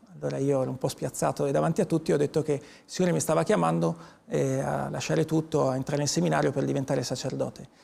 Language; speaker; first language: Italian; native; Italian